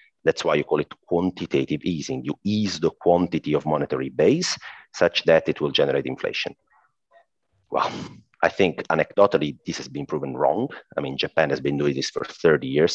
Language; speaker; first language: English; non-native, fluent; Italian